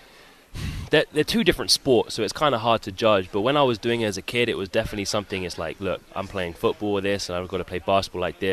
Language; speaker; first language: English; native; English